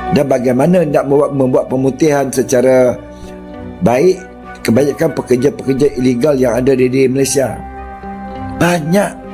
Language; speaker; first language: Malay; native; Malay